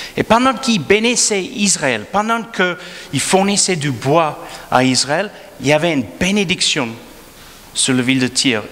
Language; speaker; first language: French; non-native, fluent; English